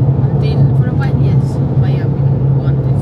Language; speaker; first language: English; non-native, learner; Italian